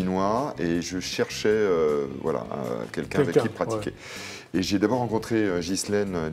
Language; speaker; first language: French; native; French